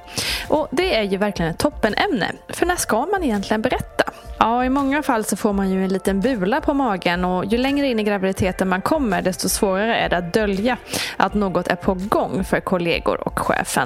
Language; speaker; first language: Swedish; native; Swedish